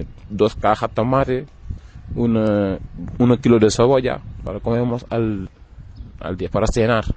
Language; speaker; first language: Spanish; non-native, learner; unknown